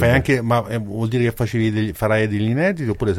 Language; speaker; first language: Italian; native; Italian